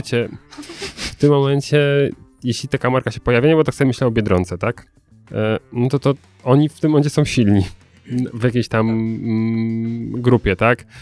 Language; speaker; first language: Polish; native; Polish